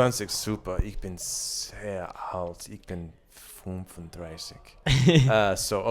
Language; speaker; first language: German; non-native, learner; English